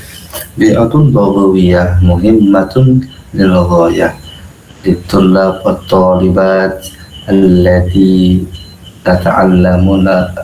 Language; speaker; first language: Arabic; non-native, learner; Indonesian